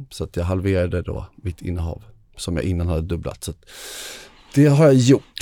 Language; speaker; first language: Swedish; native; Swedish